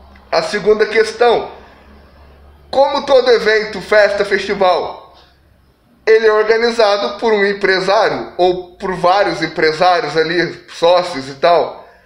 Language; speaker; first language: Portuguese; native; Portuguese